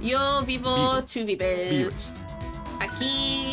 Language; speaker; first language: Spanish; non-native, learner; English